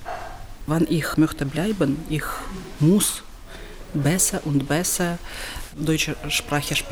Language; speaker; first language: German; non-native, learner; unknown